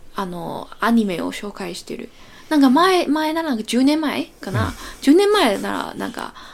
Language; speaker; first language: Japanese; non-native, learner; Cantonese